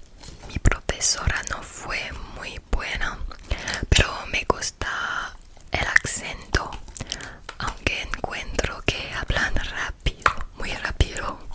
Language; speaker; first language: Spanish; non-native, learner; French